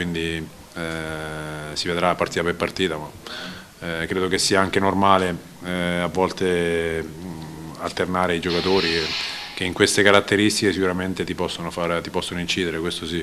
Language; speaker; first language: Italian; native; Italian